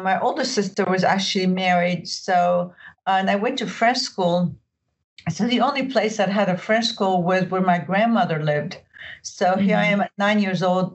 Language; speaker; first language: English; early bilingual, other home language; Arabic